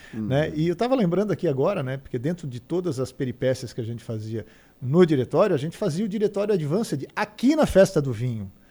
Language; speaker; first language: Portuguese; native; Portuguese